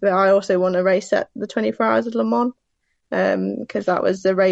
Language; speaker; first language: English; native; English